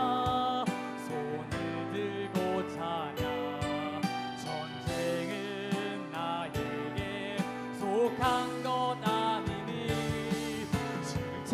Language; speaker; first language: Korean; native; Korean